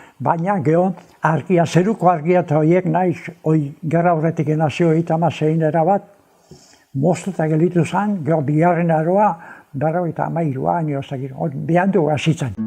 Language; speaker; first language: Basque; native; Basque